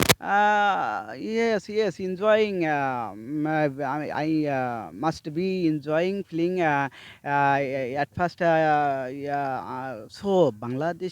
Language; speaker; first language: English; non-native, learner; Bangla